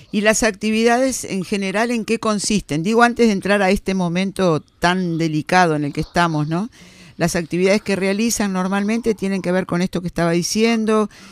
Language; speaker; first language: Spanish; native; Spanish